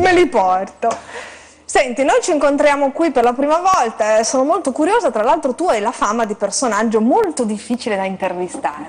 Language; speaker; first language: Italian; native; Italian